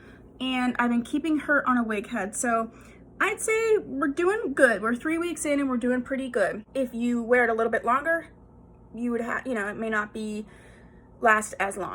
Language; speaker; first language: English; native; English